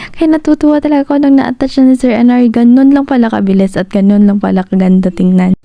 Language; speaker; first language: Filipino; non-native, local second language; Cebuano